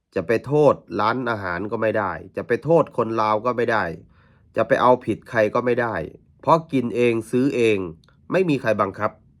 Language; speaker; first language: Thai; native; Thai